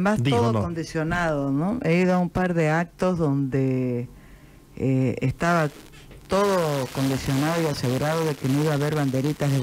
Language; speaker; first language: Spanish; native; Spanish